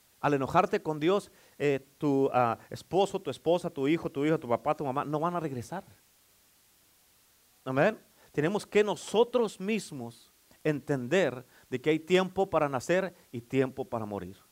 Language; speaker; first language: Spanish; native; Spanish